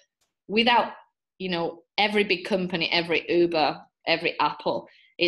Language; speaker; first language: English; native; English